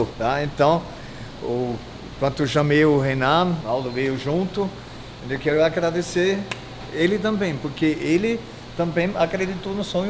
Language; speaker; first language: Portuguese; non-native, fluent; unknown